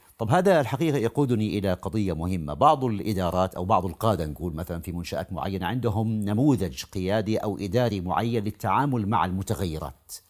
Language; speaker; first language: Arabic; native; Arabic